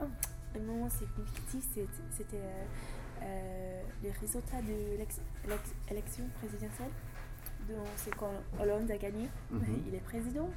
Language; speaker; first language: French; non-native, learner; English